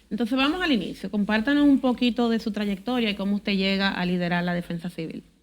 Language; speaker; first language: Spanish; native; Spanish